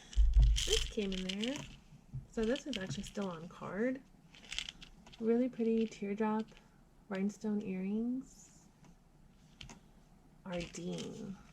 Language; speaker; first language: English; native; English